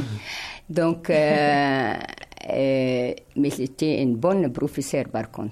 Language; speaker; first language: French; non-native, learner; Arabic